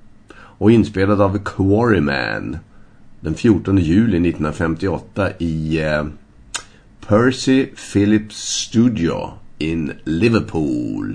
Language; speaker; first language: Swedish; native; Swedish